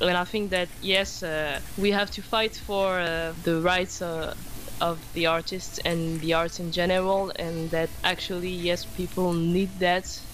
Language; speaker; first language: English; non-native, fluent; French